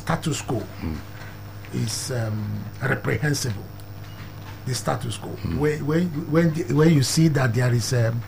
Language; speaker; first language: English; non-native, local second language; Igbo